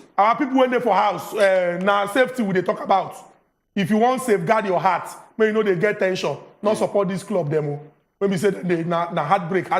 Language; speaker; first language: Nigerian Pidgin; native; Nigerian Pidgin